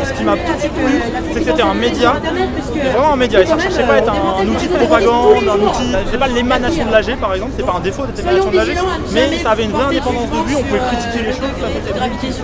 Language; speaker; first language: French; native; French